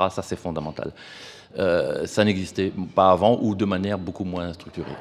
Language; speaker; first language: French; native; French